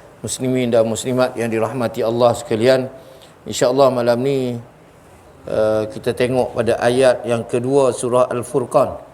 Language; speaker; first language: Malay; native; Malay